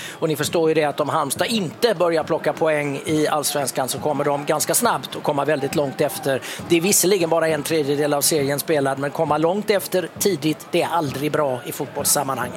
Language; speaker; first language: Swedish; native; Swedish